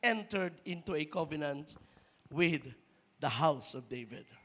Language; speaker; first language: English; non-native, local second language; Filipino